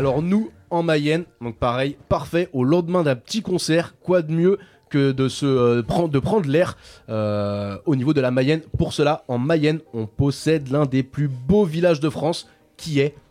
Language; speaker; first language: French; native; French